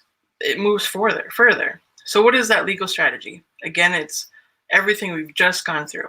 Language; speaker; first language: English; native; English